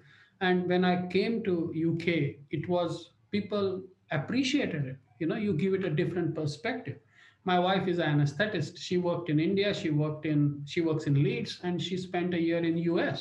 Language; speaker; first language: English; non-native, local second language; Marathi